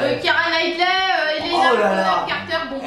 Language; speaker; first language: French; native; French